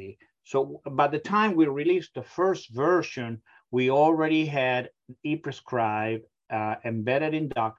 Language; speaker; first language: English; non-native, fluent; Spanish